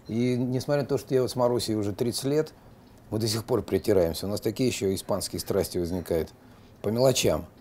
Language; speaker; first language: Russian; native; Russian